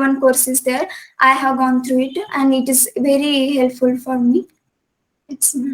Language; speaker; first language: English; non-native, local second language; Kannada